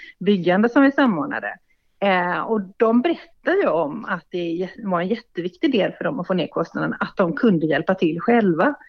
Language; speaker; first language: Swedish; native; Swedish